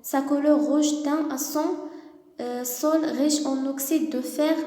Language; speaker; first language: French; non-native, local second language; Arabic